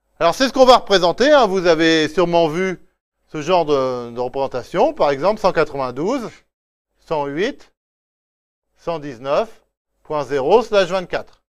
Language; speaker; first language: French; native; French